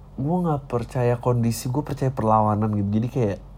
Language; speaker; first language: Indonesian; native; Indonesian